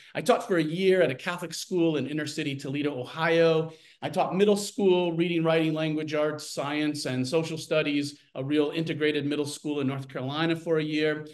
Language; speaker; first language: English; native; English